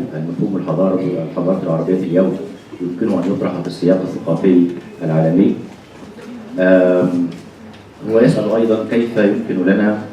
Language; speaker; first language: Arabic; native; Arabic